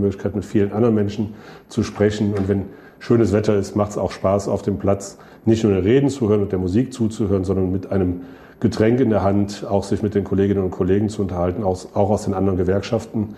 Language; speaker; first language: German; native; German